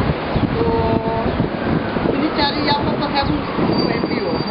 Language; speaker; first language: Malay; non-native, learner; Bangla